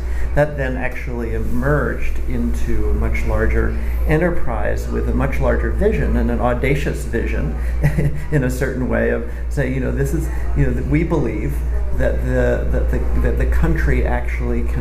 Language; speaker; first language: English; native; English